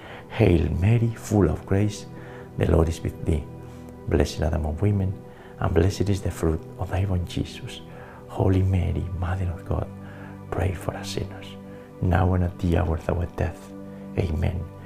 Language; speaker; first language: English; non-native, fluent; Spanish